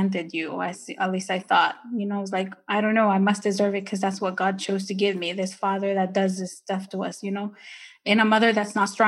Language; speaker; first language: English; early bilingual, other home language; Spanish